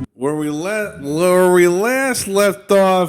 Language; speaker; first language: English; native; English